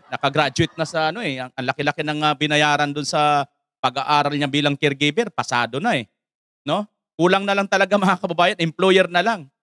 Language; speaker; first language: Filipino; native; Filipino